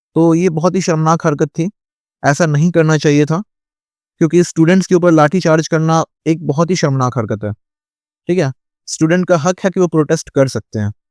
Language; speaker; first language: Hindi; native; Hindi